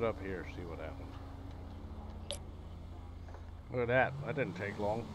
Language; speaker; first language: English; native; English